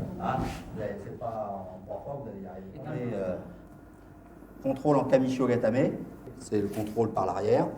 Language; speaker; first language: French; native; French